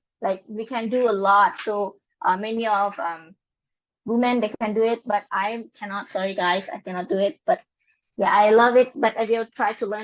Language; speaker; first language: English; non-native, learner; Lao